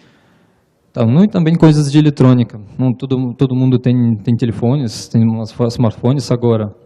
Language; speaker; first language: Portuguese; non-native, learner; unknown